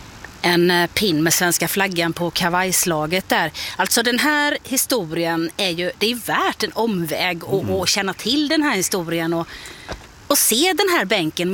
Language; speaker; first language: Swedish; native; Swedish